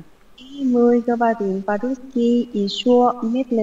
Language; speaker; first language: Russian; non-native, learner; Vietnamese